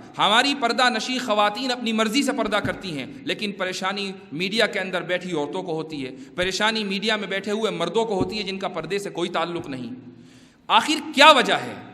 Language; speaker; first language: Urdu; native; Urdu